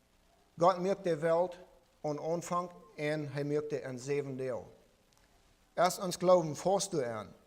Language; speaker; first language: German; non-native, learner; Plautdietsch